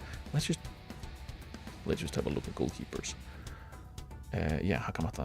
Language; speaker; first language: English; native; English